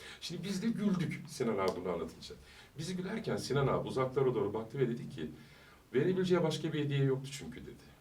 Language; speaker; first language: Turkish; early bilingual, heritage; Turkish